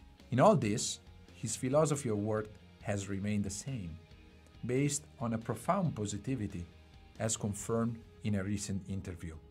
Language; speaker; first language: English; non-native, fluent; Italian